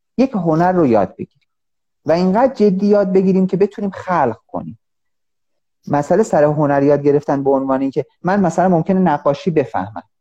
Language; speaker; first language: Persian; native; Persian